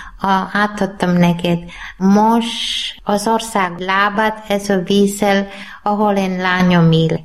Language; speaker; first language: Hungarian; non-native, learner; Malayalam